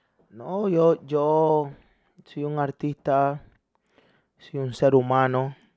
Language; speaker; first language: Spanish; early bilingual, heritage; Spanish